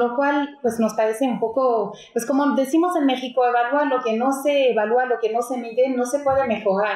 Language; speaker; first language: Spanish; native; Spanish